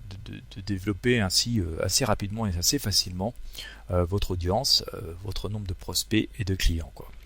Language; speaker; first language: French; native; French